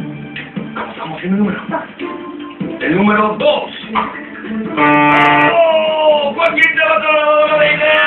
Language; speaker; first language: Spanish; native; Spanish